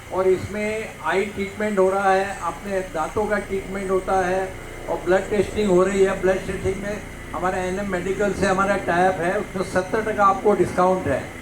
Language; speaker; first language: Hindi; non-native, local second language; Gujarati